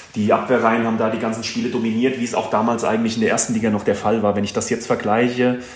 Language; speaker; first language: German; native; German